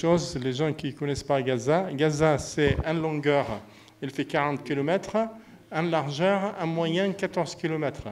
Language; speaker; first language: French; non-native, fluent; Arabic